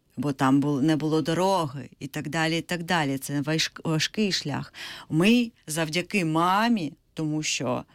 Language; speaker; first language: Ukrainian; non-native, local second language; Crimean Tatar